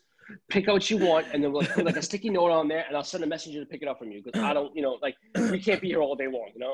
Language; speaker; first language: English; early bilingual, other home language; Italian